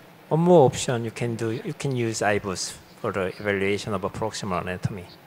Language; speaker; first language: English; non-native, fluent; Korean